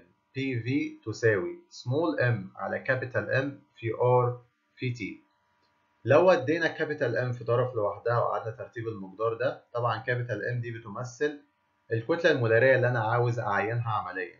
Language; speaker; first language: Arabic; native; Arabic